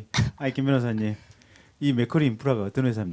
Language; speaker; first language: Korean; native; Korean